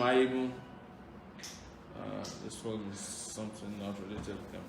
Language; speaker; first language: English; non-native, local second language; Yoruba